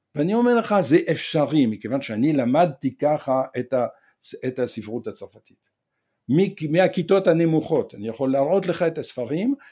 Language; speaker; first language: Hebrew; non-native, fluent; French